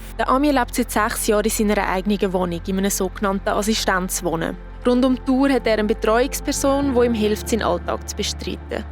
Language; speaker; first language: German; native; German